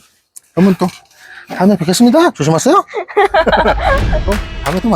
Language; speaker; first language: Korean; native; Korean